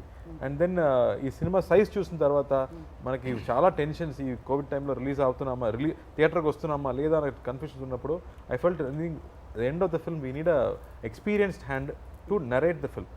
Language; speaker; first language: Telugu; non-native, fluent; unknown